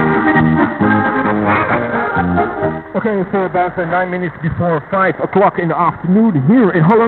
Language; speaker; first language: English; non-native, fluent; Dutch